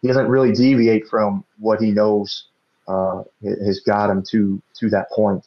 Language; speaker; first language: English; native; English